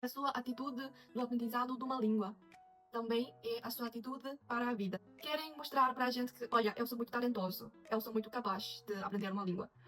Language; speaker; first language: Portuguese; non-native, fluent; Chinese